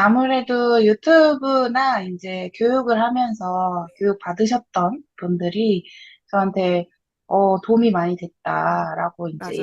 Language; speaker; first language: Korean; native; Korean